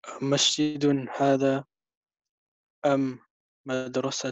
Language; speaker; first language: Arabic; non-native, learner; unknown